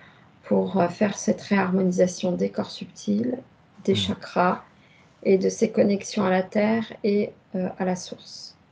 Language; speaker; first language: French; native; French